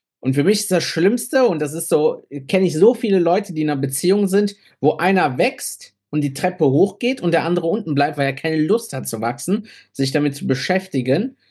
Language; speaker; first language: German; early bilingual, other home language; Italian